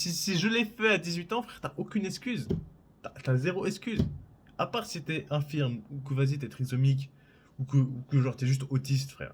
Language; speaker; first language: French; native; French